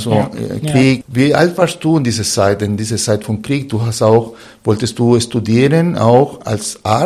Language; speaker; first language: German; non-native, fluent; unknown